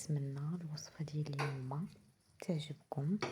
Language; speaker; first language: Arabic; native; Arabic